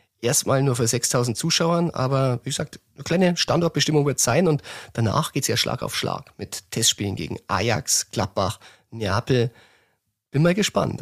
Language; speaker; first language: German; native; German